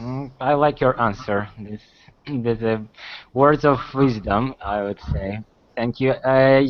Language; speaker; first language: English; non-native, fluent; Russian